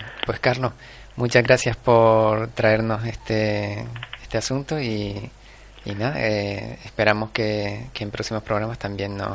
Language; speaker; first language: Spanish; native; Spanish